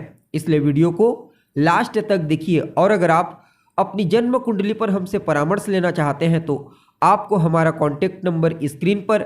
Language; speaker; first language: Hindi; native; Hindi